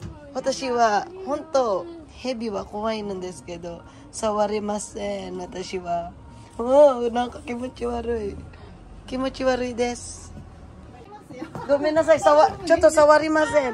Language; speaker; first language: Japanese; non-native, fluent; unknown